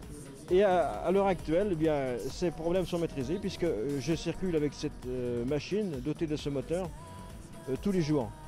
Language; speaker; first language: French; native; French